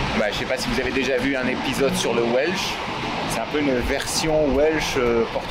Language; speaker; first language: French; native; French